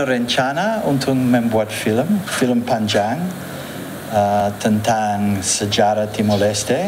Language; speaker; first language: Indonesian; non-native, fluent; English